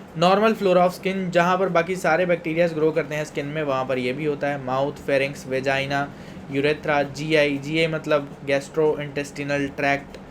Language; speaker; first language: Hindi; non-native, local second language; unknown